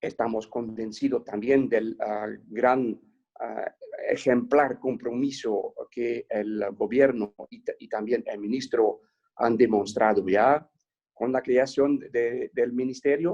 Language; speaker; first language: Spanish; non-native, fluent; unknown